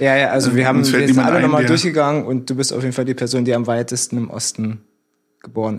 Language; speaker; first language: German; early bilingual, other home language; Turkish